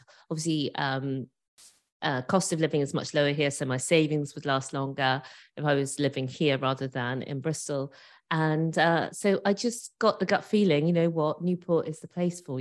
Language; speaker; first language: English; native; English